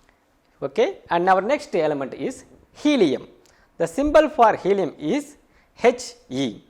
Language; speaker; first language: English; non-native, local second language; Tamil